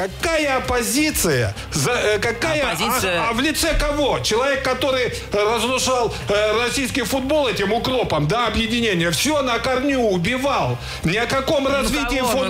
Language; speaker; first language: Russian; native; Russian